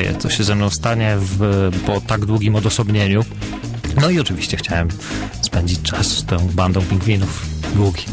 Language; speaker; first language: Polish; native; Polish